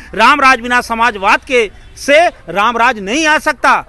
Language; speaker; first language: Hindi; native; Hindi